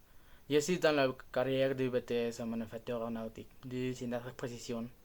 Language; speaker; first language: French; non-native, learner; Spanish